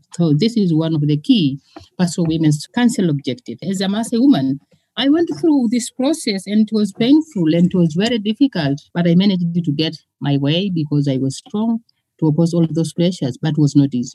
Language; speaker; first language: English; non-native, local second language; Masai